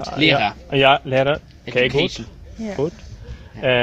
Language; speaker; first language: German; non-native, learner; Swedish